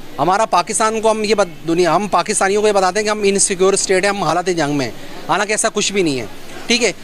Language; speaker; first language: Urdu; non-native, local second language; Punjabi